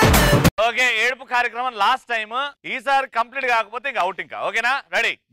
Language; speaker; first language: Telugu; native; Telugu